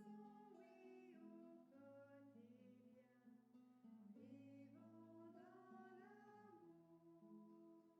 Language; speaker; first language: French; native; French